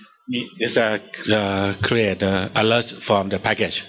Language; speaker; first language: English; non-native, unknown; Thai